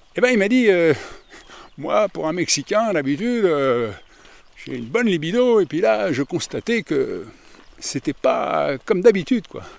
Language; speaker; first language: French; native; French